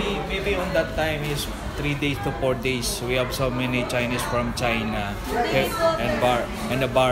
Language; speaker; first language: English; non-native, local second language; Filipino